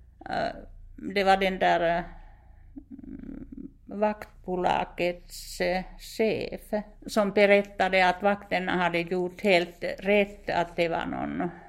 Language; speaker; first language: Swedish; non-native, fluent; Finnish